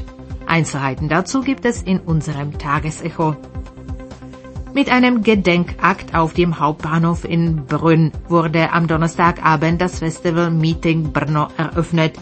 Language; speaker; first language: German; native; German